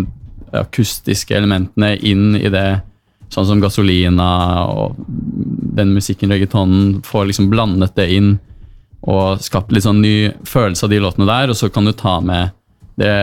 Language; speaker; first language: Norwegian; native; Norwegian